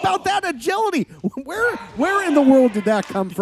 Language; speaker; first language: English; native; English